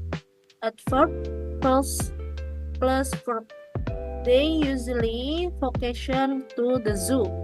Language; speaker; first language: English; non-native, learner; Indonesian